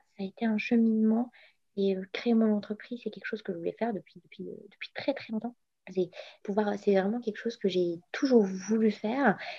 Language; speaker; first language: French; non-native, local second language; Arabic